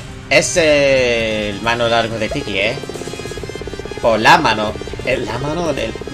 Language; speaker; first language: Spanish; non-native, learner; English